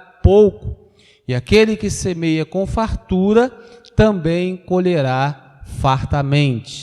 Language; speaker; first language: Portuguese; native; Portuguese